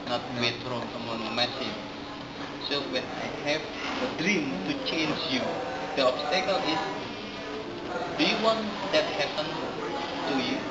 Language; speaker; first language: English; non-native, learner; Indonesian